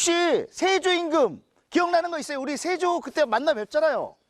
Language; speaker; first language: Korean; native; Korean